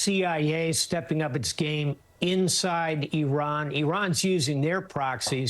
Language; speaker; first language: English; native; English